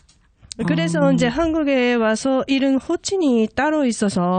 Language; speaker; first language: Korean; non-native, fluent; Japanese